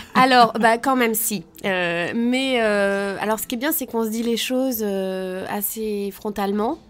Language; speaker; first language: French; native; French